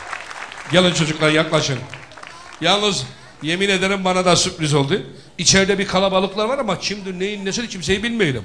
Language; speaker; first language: Turkish; native; Turkish